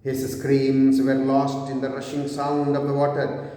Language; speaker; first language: English; non-native, local second language; Kannada